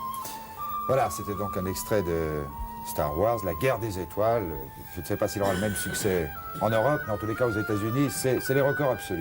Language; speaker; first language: French; native; French